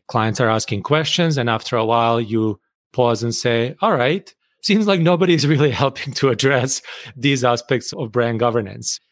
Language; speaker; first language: English; non-native, fluent; Bosnian